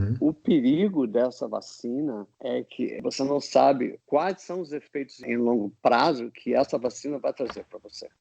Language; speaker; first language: Portuguese; non-native, fluent; English